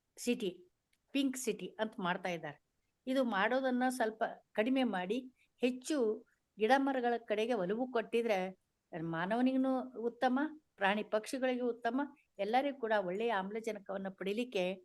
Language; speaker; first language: Kannada; native; Kannada